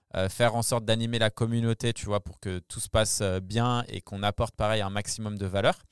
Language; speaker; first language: French; native; French